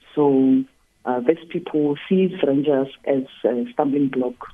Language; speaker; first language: English; non-native, local second language; Tsonga